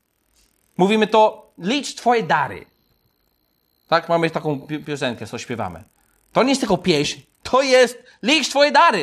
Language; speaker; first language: Polish; non-native, fluent; English